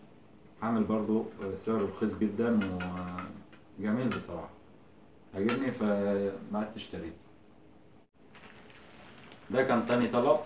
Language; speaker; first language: Arabic; native; Arabic